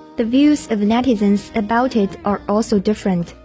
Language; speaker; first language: English; non-native, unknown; Chinese